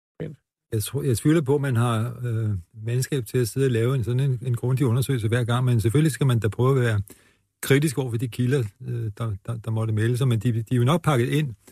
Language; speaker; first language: Danish; native; Danish